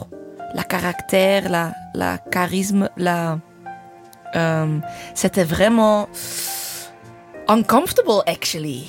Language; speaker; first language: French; non-native, fluent; English